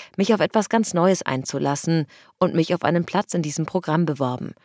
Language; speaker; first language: German; non-native, fluent; Arabic